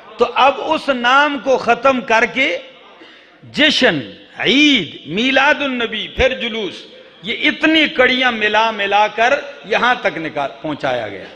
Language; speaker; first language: Urdu; non-native, local second language; Punjabi